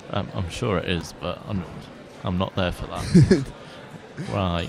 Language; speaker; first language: English; native; English